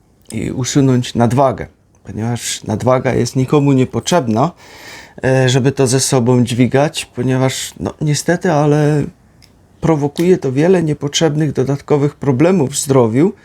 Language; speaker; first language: Polish; native; Polish